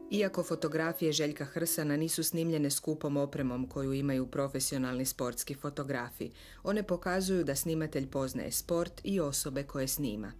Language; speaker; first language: Croatian; native; Croatian